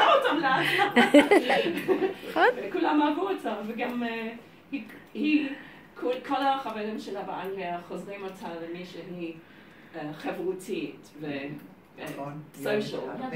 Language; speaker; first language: Hebrew; early bilingual, heritage; Hebrew